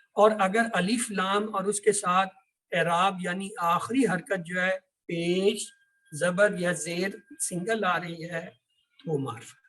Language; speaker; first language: Urdu; native; Urdu